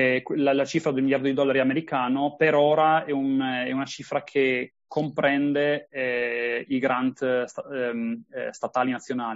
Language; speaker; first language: Italian; native; Italian